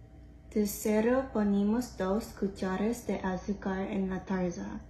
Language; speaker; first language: Spanish; non-native, learner; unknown